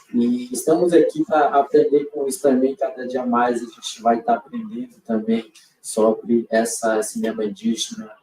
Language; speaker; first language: Portuguese; non-native, local second language; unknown